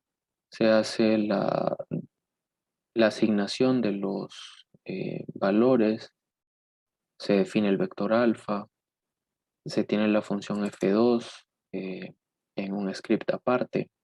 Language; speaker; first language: Spanish; native; Spanish